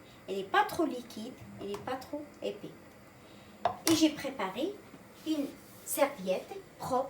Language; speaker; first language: French; non-native, local second language; Arabic